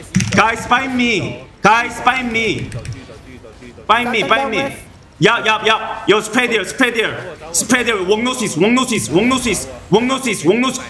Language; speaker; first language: English; non-native, learner; Korean